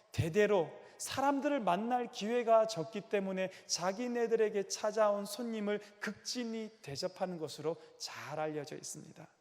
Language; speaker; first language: Korean; native; Korean